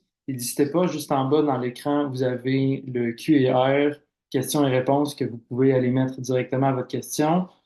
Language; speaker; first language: French; native; French